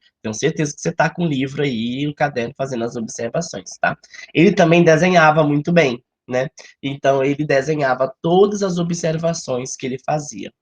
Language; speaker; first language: Portuguese; native; Portuguese